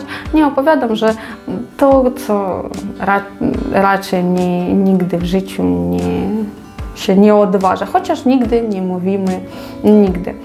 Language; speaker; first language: Polish; non-native, fluent; Ukrainian